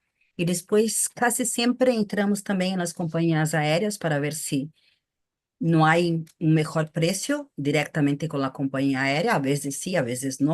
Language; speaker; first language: Spanish; non-native, fluent; Portuguese